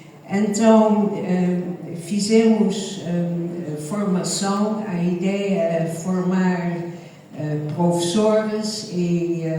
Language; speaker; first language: Portuguese; non-native, fluent; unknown